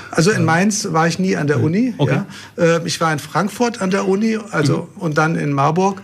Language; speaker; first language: German; native; German